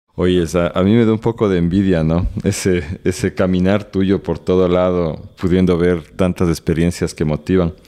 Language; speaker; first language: Spanish; native; Spanish